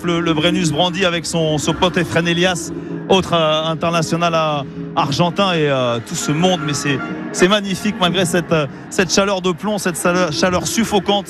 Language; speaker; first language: French; native; French